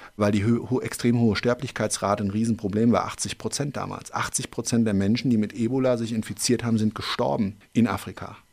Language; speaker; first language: German; native; German